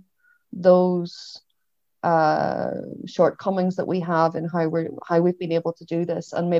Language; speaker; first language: English; native; English